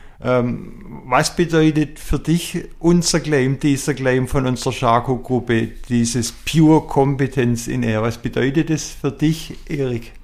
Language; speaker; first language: German; native; German